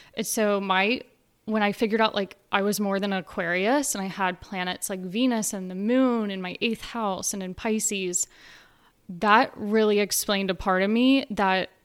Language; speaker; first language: English; native; English